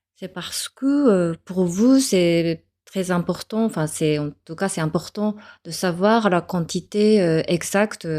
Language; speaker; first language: French; non-native, fluent; Japanese